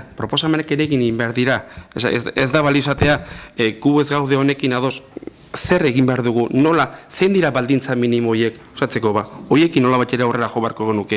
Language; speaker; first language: Basque; native; Basque